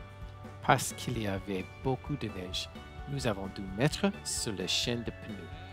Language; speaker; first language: French; non-native, learner; English